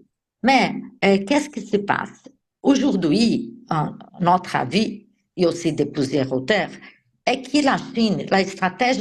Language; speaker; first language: French; non-native, fluent; Portuguese